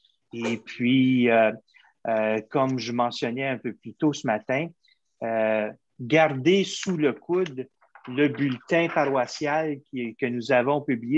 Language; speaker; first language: French; native; French